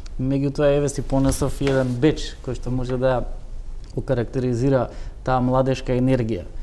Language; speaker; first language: Macedonian; non-native, local second language; Turkish